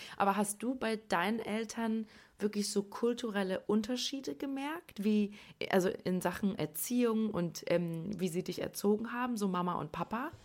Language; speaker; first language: German; early bilingual, other home language; Persian